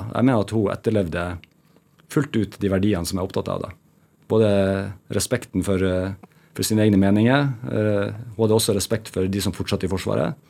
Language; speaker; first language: Norwegian; native; Norwegian